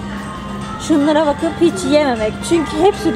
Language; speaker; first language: Turkish; non-native, fluent; Japanese